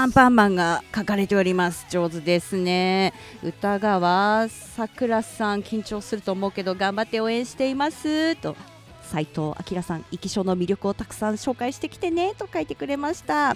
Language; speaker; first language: Japanese; native; Japanese